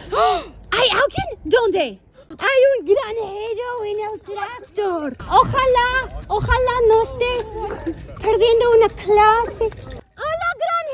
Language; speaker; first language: Spanish; non-native, fluent; English